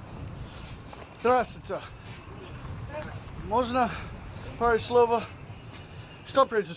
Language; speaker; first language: Russian; non-native, learner; English